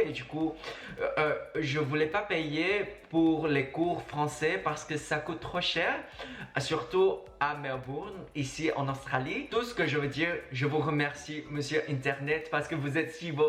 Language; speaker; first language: French; non-native, fluent; Chinese